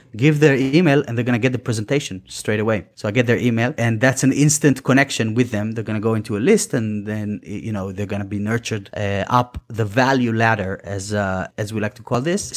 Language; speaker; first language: English; non-native, fluent; Hebrew